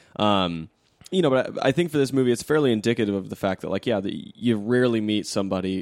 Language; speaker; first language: English; native; English